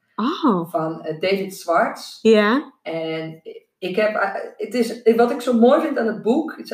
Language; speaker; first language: Dutch; native; Dutch